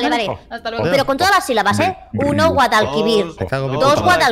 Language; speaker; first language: Spanish; native; Spanish